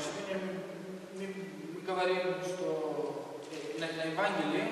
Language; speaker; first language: Russian; non-native, learner; Greek